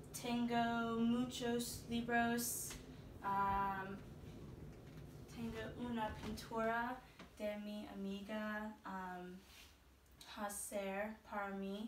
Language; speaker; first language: Spanish; non-native, learner; English